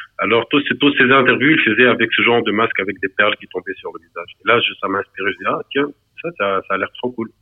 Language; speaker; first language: French; non-native, local second language; Arabic